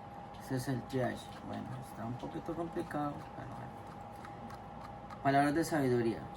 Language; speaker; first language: Spanish; native; Spanish